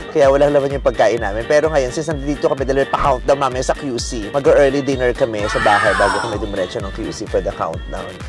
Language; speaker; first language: Filipino; native; Filipino